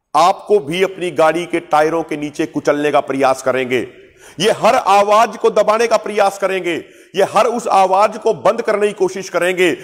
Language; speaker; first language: Hindi; non-native, local second language; Punjabi